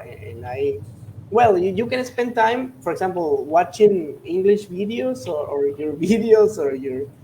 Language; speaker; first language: English; non-native, learner; Spanish